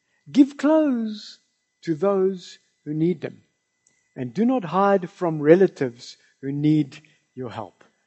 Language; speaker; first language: English; non-native, local second language; Afrikaans